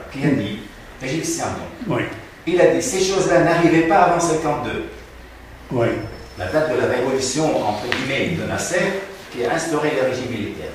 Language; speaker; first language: French; non-native, fluent; Arabic